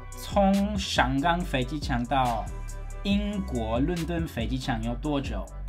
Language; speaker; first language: Chinese; non-native, learner; English